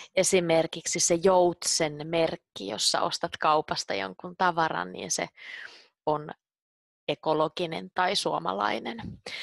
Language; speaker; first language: Finnish; native; Finnish